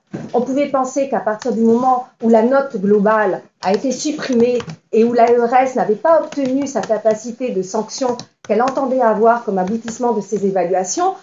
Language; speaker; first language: French; native; French